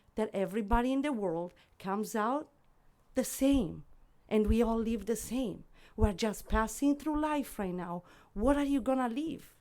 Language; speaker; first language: English; non-native, fluent; Italian